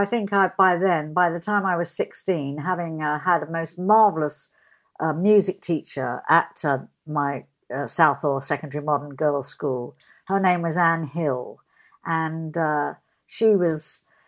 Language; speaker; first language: English; native; English